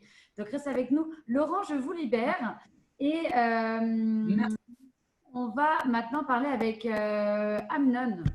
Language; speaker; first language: French; native; French